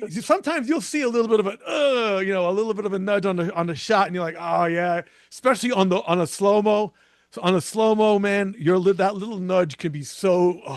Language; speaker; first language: English; native; English